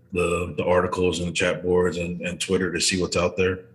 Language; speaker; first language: English; native; English